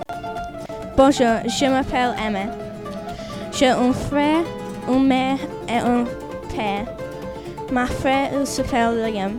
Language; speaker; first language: French; non-native, learner; English